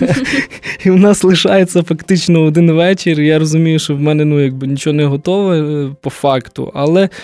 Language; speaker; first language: Ukrainian; native; Ukrainian